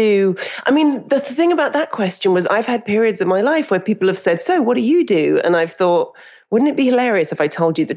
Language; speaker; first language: English; native; English